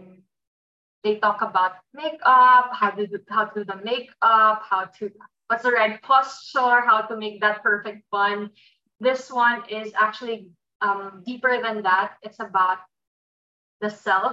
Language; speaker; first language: English; non-native, local second language; Filipino